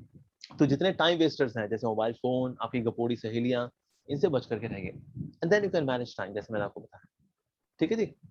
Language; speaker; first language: Hindi; native; Hindi